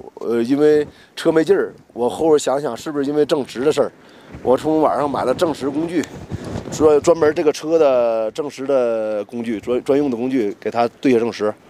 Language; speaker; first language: Chinese; native; Chinese